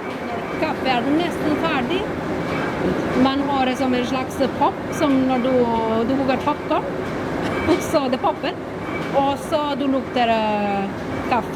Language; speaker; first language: Norwegian; non-native, fluent; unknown